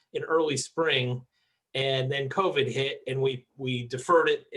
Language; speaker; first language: English; native; English